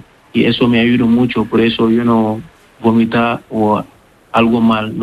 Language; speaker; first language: Spanish; non-native, learner; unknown